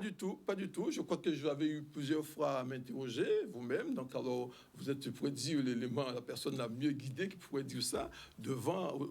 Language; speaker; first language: French; native; French